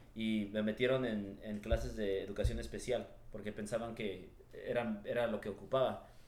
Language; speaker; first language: Spanish; early bilingual, heritage; Spanish